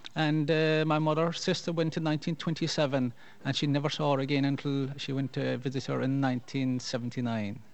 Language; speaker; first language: English; non-native, local second language; Irish